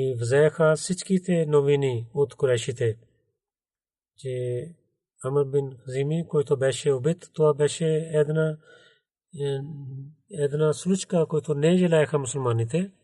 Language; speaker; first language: Bulgarian; non-native, learner; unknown